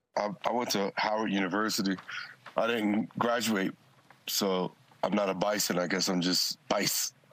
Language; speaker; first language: English; native; English